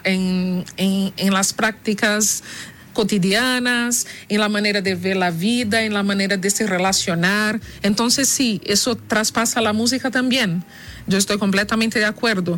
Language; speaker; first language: Spanish; non-native, fluent; Portuguese